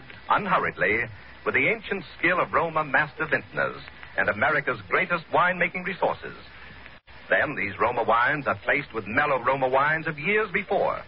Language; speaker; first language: English; native; English